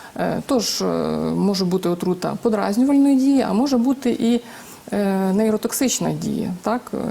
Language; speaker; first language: Ukrainian; native; Ukrainian